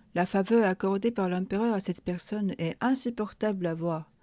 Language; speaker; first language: French; non-native, fluent; Japanese